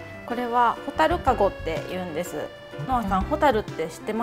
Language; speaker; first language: Japanese; native; Japanese